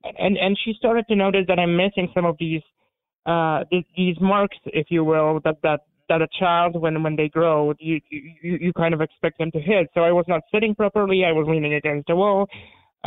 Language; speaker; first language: English; non-native, fluent; Polish